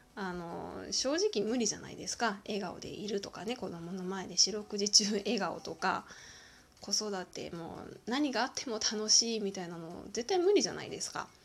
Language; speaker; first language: Japanese; native; Japanese